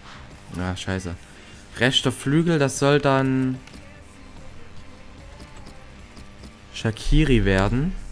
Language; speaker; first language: German; native; German